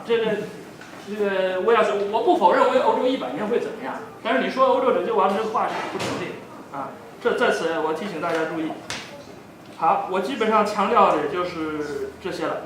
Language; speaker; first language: Chinese; native; Chinese